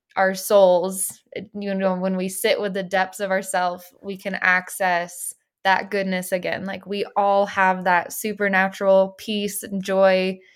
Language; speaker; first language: English; native; English